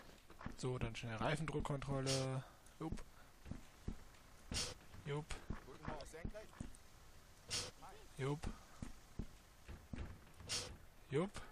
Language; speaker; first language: German; native; German